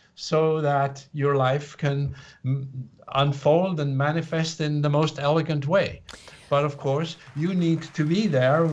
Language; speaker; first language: English; non-native, fluent; Swiss German